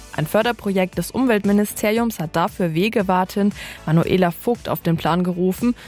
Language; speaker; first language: German; native; German